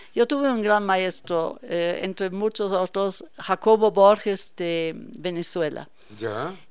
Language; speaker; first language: Spanish; non-native, fluent; German